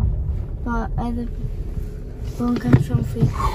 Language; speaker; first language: Albanian; early bilingual, heritage; Italian